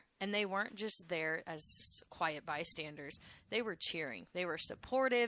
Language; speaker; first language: English; native; English